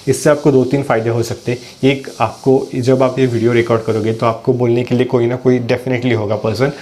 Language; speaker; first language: Hindi; non-native, local second language; Marathi